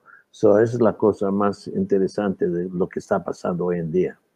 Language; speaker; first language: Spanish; early bilingual, heritage; Spanish